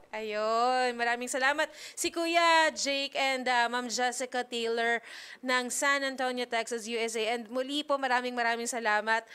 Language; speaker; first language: Filipino; native; Filipino